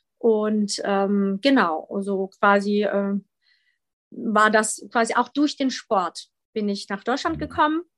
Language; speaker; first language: German; early bilingual, other home language; Polish